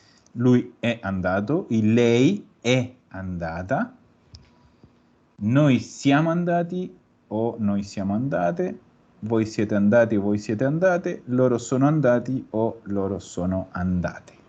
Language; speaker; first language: Italian; non-native, fluent; Spanish